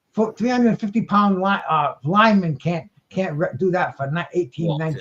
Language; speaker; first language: English; native; English